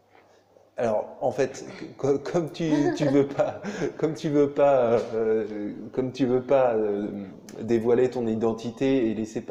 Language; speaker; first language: French; native; French